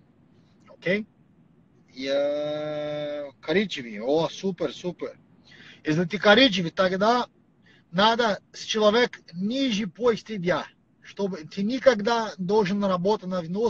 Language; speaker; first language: Russian; non-native, learner; Portuguese